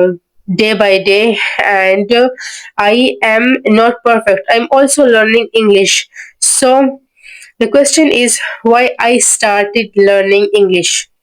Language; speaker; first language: English; non-native, learner; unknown